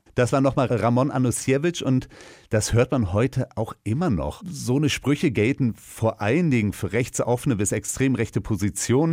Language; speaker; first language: German; native; German